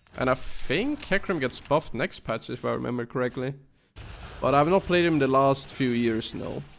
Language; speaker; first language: English; non-native, fluent; Danish